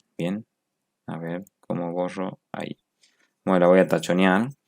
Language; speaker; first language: Spanish; native; Spanish